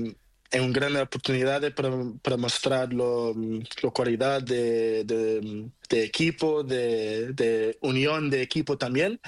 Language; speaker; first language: Spanish; non-native, learner; Portuguese